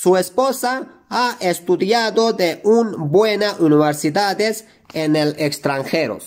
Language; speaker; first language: Spanish; non-native, fluent; Turkish